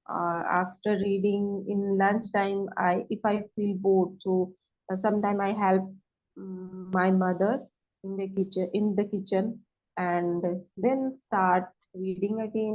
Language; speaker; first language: English; non-native, learner; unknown